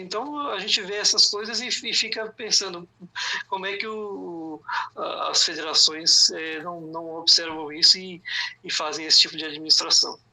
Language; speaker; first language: Portuguese; native; Portuguese